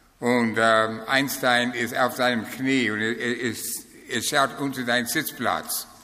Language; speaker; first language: German; non-native, fluent; English